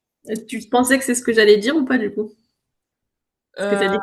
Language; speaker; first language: French; native; French